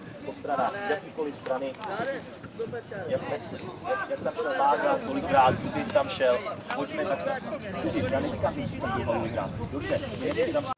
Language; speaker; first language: Czech; native; Czech